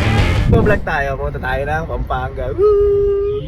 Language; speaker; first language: Filipino; native; Filipino